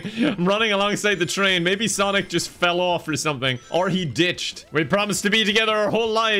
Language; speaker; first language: English; native; English